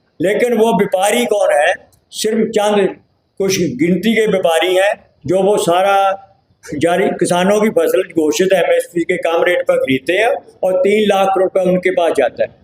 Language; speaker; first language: Hindi; native; Hindi